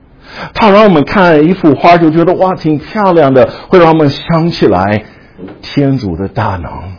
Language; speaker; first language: Chinese; non-native, fluent; English